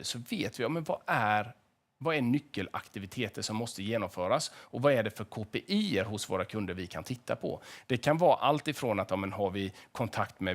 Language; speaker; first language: Swedish; native; Swedish